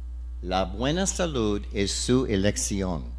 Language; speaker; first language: Spanish; non-native, learner; English